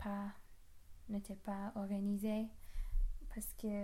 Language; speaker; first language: French; non-native, learner; English